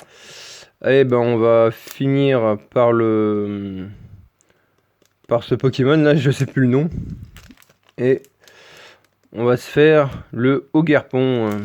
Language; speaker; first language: French; native; French